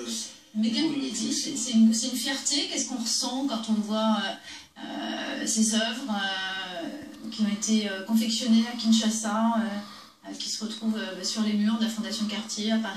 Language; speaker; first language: French; native; French